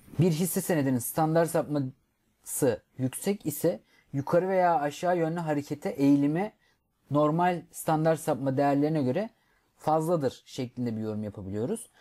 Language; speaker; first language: Turkish; native; Turkish